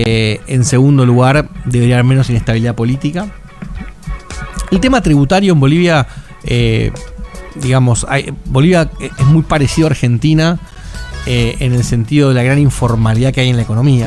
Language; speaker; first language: Spanish; native; Spanish